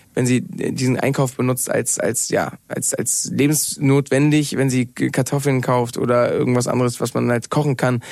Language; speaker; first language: German; non-native, fluent; Spanish